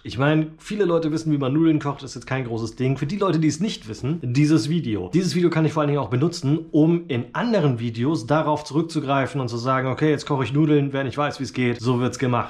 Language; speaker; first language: German; native; German